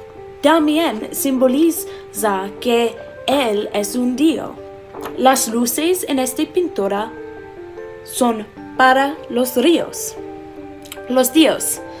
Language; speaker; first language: Spanish; non-native, learner; English